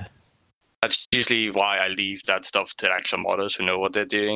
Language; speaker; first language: English; non-native, fluent; Danish